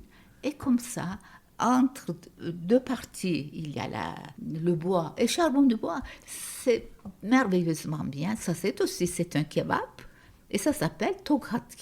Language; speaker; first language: French; non-native, fluent; Turkish